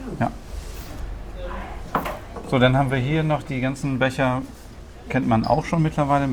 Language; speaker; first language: German; native; German